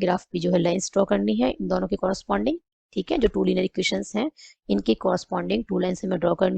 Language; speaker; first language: Hindi; native; Hindi